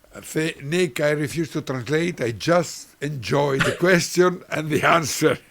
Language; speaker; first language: English; non-native, learner; Italian